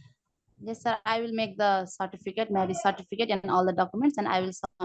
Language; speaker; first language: English; non-native, learner; Nepali